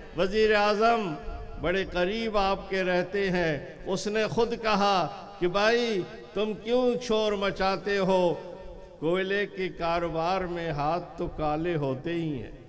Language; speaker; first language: Urdu; non-native, local second language; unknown